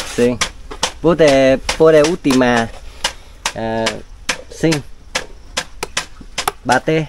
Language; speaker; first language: Portuguese; non-native, learner; Vietnamese